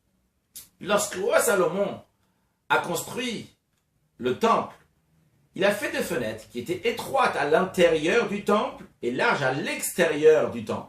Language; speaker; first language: French; native; French